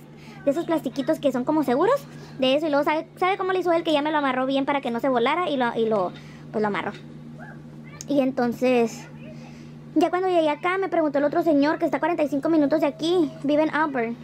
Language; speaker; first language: Spanish; native; Spanish